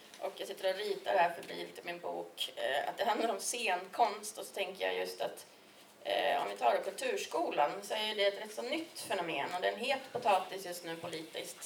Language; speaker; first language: Swedish; native; Swedish